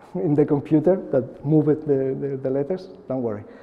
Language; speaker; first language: English; non-native, fluent; Spanish